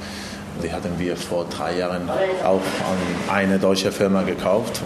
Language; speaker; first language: German; non-native, fluent; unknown